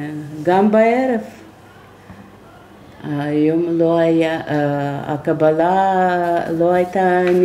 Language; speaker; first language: Hebrew; non-native, fluent; Russian